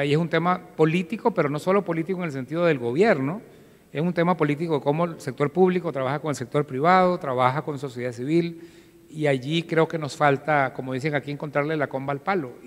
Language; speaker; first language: Spanish; native; Spanish